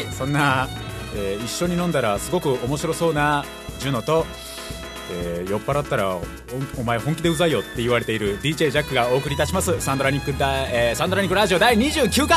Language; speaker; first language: Japanese; native; Japanese